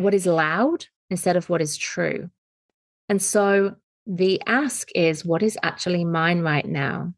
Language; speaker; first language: English; native; English